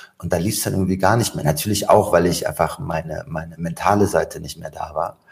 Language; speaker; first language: German; early bilingual, other home language; Arabic